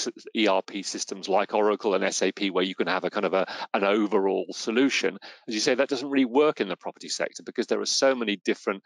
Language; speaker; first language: English; native; English